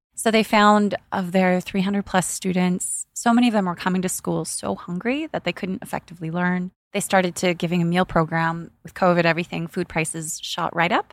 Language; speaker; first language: English; native; English